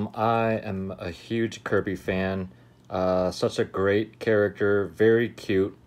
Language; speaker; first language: English; native; English